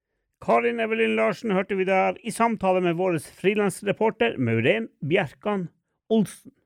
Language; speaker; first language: Norwegian; native; Norwegian